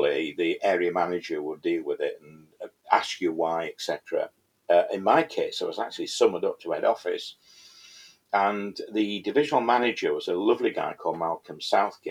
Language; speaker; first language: English; native; English